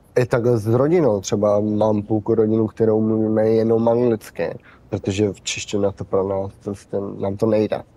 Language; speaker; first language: Czech; early bilingual, heritage; Czech